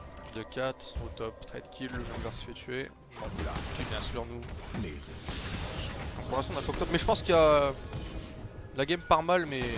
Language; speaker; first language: French; native; French